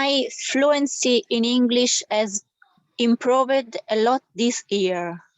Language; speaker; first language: English; non-native, learner; Italian